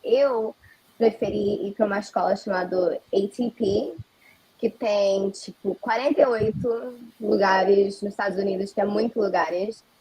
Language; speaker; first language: Portuguese; early bilingual, heritage; Portuguese